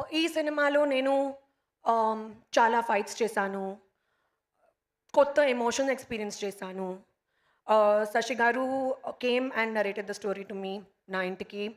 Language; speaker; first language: Telugu; non-native, local second language; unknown